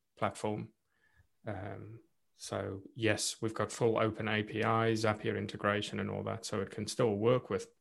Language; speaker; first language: English; non-native, local second language; Afrikaans